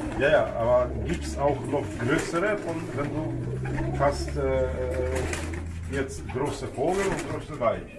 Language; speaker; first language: German; non-native, fluent; Polish